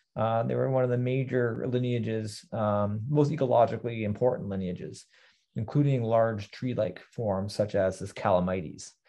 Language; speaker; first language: English; native; English